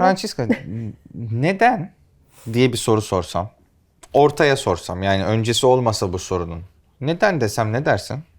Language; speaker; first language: Turkish; native; Turkish